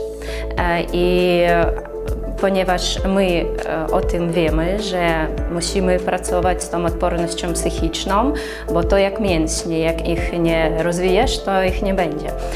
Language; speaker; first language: Polish; non-native, fluent; Russian